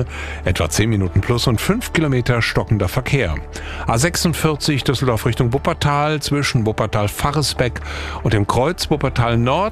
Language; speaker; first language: German; native; German